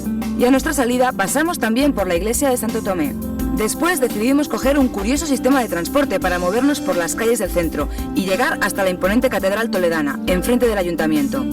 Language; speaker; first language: Spanish; native; Spanish